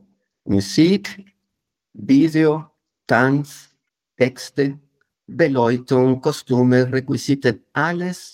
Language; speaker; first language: German; non-native, fluent; Spanish